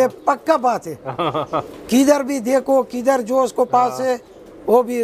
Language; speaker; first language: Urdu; non-native, learner; Arabic